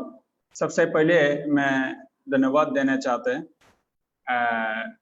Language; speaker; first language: Hindi; non-native, fluent; Bangla